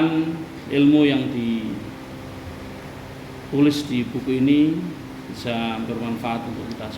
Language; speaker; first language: Indonesian; non-native, local second language; Javanese